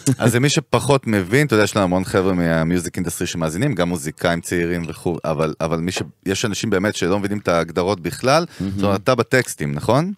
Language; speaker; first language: Hebrew; native; Hebrew